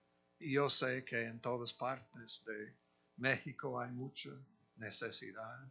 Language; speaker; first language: Spanish; non-native, fluent; English